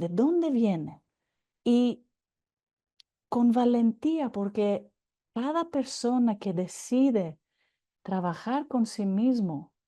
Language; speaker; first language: Spanish; non-native, fluent; Greek